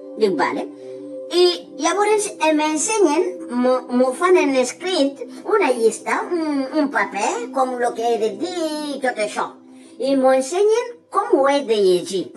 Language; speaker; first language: Catalan; non-native, fluent; Fula